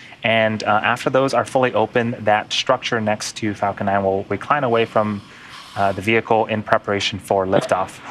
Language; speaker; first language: English; native; English